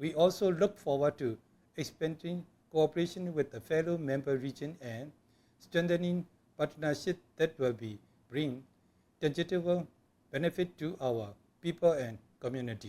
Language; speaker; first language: English; non-native, local second language; Burmese